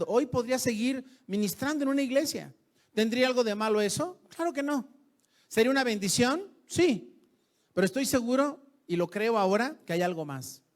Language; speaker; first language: Spanish; native; Spanish